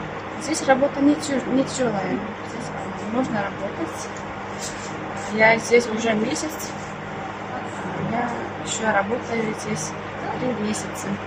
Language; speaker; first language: Russian; non-native, learner; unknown